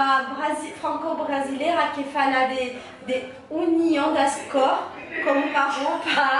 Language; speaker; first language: Portuguese; non-native, learner; French